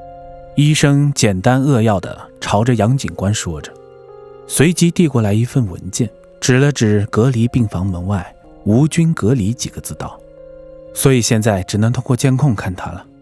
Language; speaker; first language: Chinese; native; Chinese